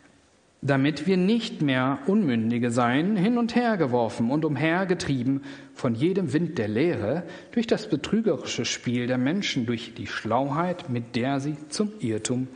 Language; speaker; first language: German; native; German